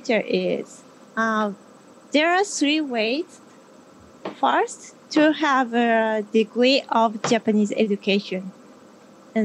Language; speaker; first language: English; non-native, learner; Japanese